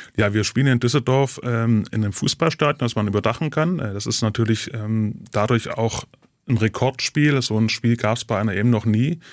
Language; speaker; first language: German; native; German